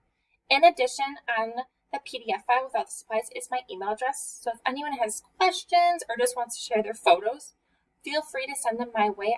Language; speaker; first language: English; native; English